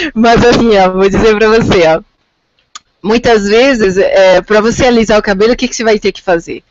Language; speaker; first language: Portuguese; non-native, fluent; French